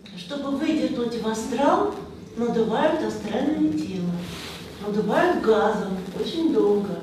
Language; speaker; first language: Russian; native; Russian